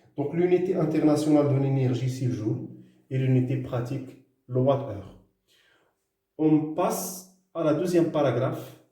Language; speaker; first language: French; non-native, local second language; Arabic